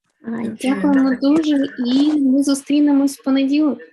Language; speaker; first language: Ukrainian; native; Ukrainian